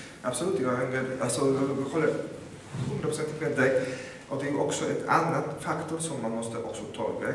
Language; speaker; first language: Swedish; non-native, fluent; Polish